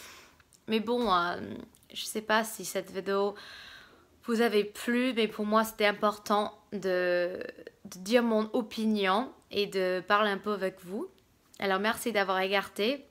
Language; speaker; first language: French; non-native, fluent; English